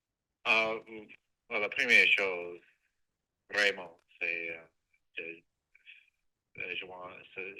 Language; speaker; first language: French; non-native, fluent; English